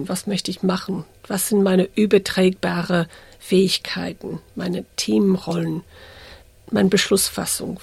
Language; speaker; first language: German; early bilingual, heritage; English